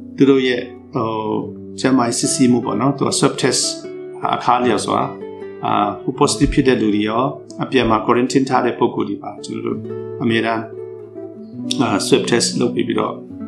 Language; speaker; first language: Burmese; non-native, local second language; Hakha Chin